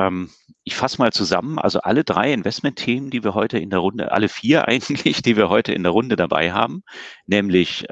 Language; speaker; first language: German; native; German